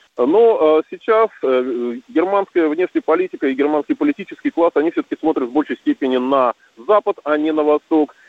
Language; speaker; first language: Russian; native; Russian